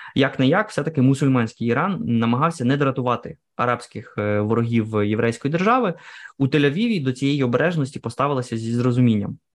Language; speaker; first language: Ukrainian; native; Ukrainian